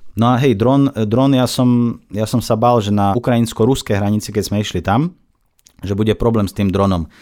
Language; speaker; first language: Slovak; non-native, fluent; Russian